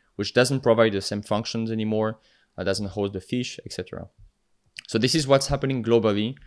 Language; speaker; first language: English; non-native, fluent; French